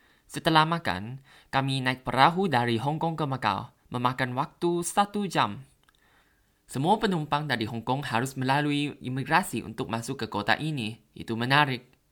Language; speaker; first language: Indonesian; non-native, learner; Thai